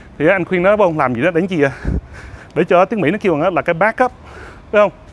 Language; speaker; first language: Vietnamese; early bilingual, heritage; Vietnamese